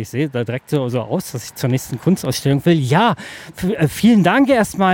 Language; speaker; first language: German; native; German